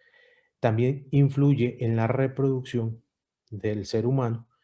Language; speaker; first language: Spanish; native; Spanish